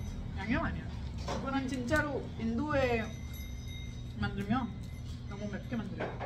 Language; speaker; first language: Korean; non-native, learner; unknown